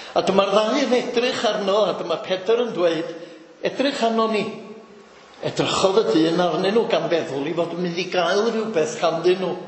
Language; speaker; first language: Welsh; native; Welsh